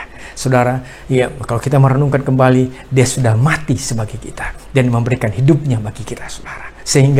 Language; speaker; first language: Indonesian; native; Indonesian